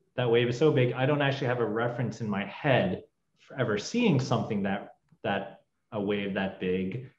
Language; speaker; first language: English; native; English